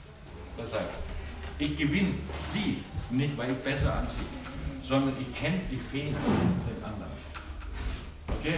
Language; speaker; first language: German; non-native, learner; Thai